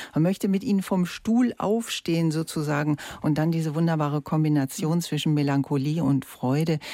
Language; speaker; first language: German; native; German